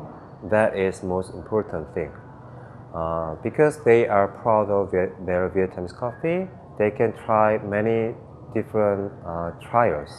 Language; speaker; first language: English; non-native, fluent; Korean